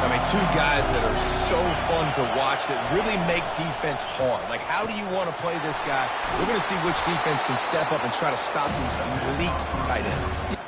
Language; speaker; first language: English; native; English